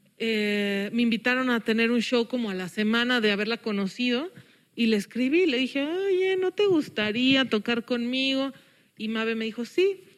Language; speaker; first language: Spanish; early bilingual, heritage; English